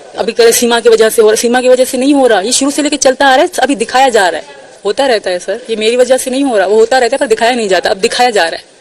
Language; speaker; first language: Urdu; non-native, local second language; Sindhi